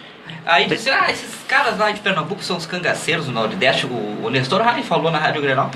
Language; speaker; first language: Portuguese; native; Portuguese